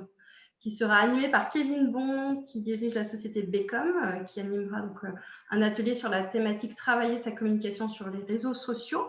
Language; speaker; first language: French; native; French